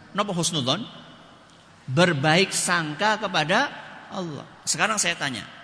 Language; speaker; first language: Indonesian; non-native, local second language; Javanese